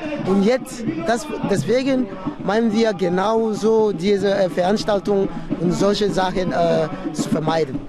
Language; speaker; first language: German; non-native, fluent; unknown